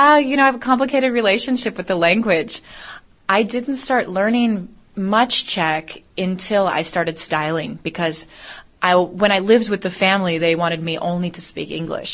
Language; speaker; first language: English; native; English